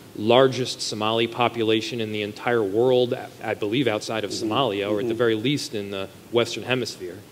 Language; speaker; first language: English; native; English